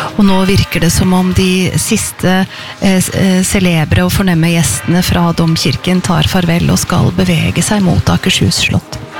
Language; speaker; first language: Norwegian; native; Norwegian